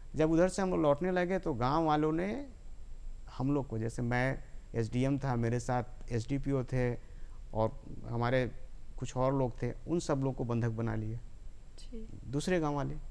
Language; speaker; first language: Hindi; native; Hindi